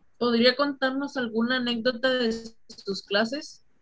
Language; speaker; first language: Spanish; native; Spanish